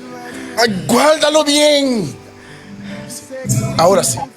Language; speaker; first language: Spanish; non-native, learner; Haitian Creole